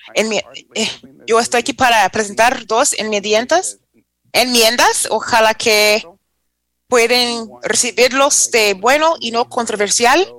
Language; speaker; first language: Spanish; non-native, fluent; English